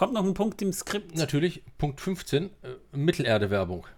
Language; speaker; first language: German; native; German